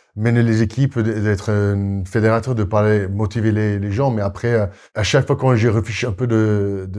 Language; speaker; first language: French; non-native, fluent; Afrikaans